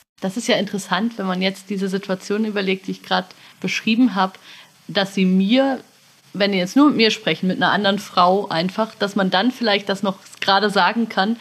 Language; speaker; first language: German; native; German